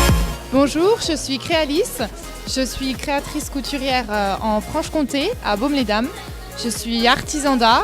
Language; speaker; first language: French; native; French